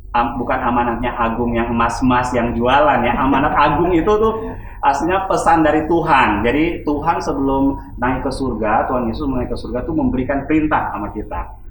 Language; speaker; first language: Indonesian; native; Indonesian